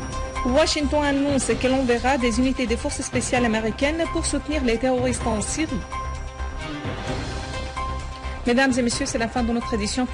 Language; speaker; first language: French; non-native, fluent; Arabic